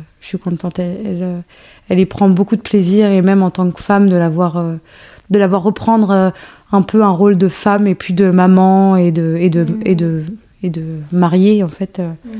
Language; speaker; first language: French; early bilingual, other home language; Arabic